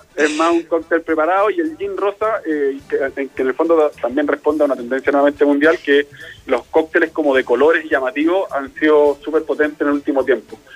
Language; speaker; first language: Spanish; native; Spanish